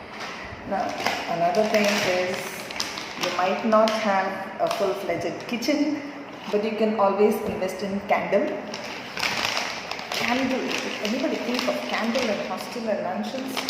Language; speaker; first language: English; non-native, local second language; Tamil